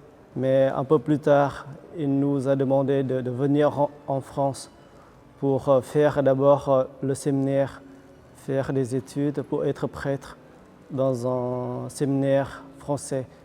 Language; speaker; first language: French; non-native, fluent; Vietnamese